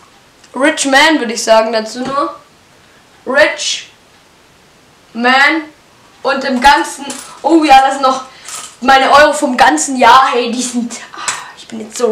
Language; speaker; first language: German; native; German